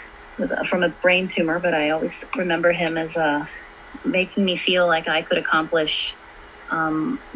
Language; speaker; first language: English; native; English